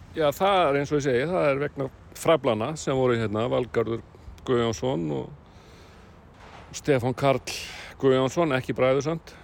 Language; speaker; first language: Icelandic; native; Icelandic